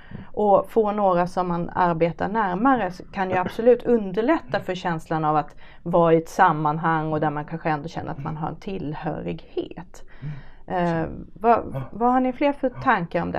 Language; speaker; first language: Swedish; native; Swedish